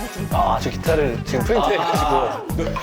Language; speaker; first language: Korean; native; Korean